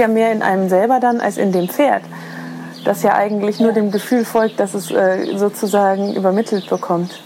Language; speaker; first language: German; native; German